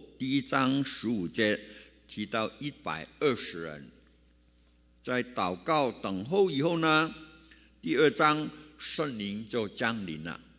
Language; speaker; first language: Chinese; non-native, local second language; Cantonese